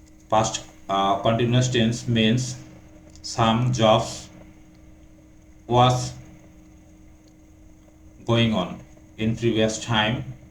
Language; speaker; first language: English; non-native, local second language; Bangla